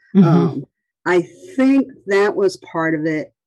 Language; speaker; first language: English; native; English